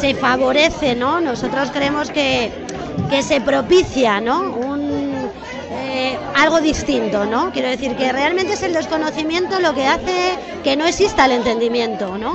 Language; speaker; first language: Spanish; native; Spanish